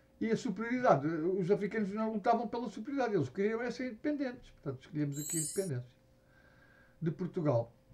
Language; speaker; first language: Portuguese; native; Portuguese